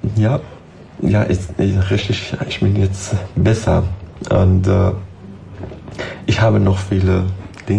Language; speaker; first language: German; non-native, learner; Persian